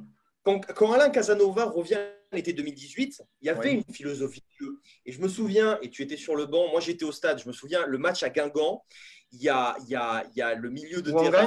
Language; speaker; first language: French; native; French